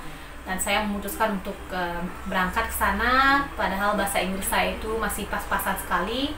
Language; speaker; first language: Indonesian; non-native, local second language; Balinese